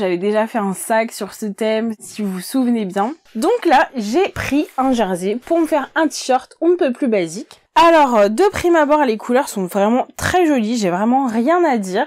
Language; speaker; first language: French; native; French